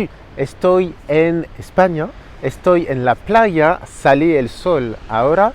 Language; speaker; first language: Spanish; non-native, fluent; French